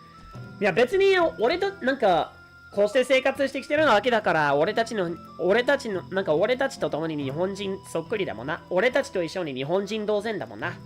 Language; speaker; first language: Japanese; native; Japanese